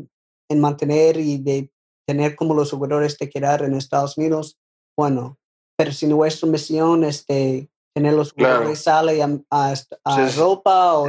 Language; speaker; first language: Spanish; non-native, learner; English